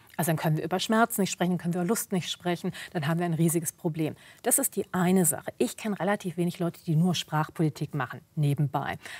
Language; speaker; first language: German; early bilingual, other home language; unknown